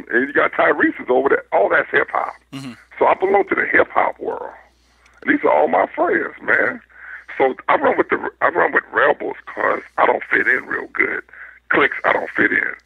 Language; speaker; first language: English; native; English